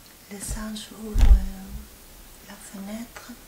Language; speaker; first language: French; non-native, fluent; Spanish